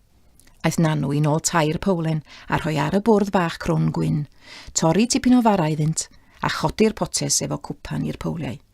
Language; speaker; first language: Welsh; native; Welsh